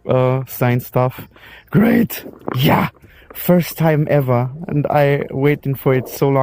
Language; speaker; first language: English; non-native, learner; German